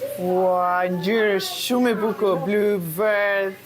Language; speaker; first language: Albanian; non-native, learner; English